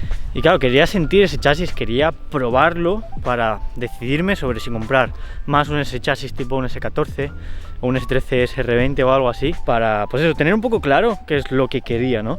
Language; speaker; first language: Spanish; native; Spanish